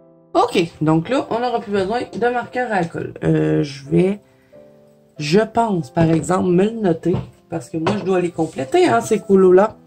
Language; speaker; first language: French; native; French